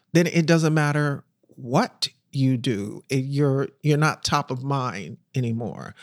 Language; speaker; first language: English; native; English